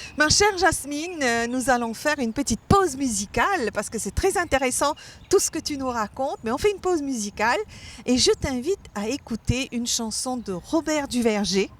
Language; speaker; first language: French; non-native, local second language; Morisyen